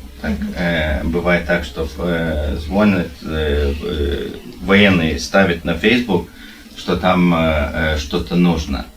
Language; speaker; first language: Russian; non-native, learner; Lithuanian